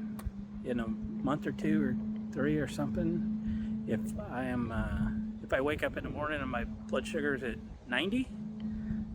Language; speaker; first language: English; native; English